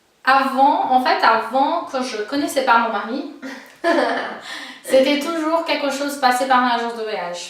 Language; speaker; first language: French; non-native, fluent; Portuguese